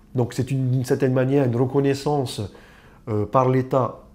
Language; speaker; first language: French; native; French